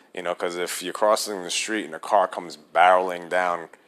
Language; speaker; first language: English; native; English